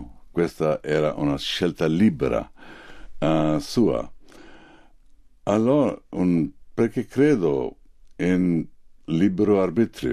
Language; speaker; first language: Italian; non-native, fluent; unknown